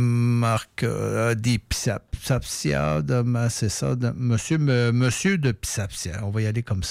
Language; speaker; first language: French; native; French